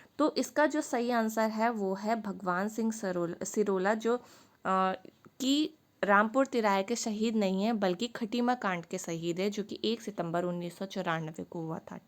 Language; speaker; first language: Hindi; native; Hindi